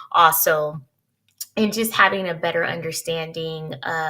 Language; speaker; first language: English; native; English